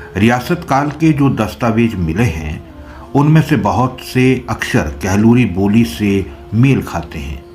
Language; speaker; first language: Hindi; native; Hindi